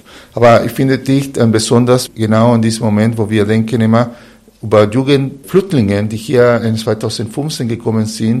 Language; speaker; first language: German; non-native, fluent; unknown